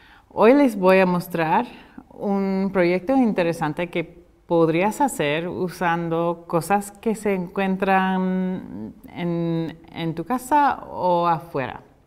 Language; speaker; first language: Spanish; non-native, fluent; English